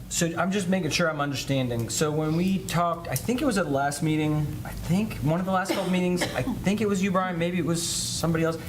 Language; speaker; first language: English; native; English